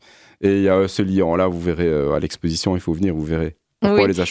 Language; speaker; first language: French; native; French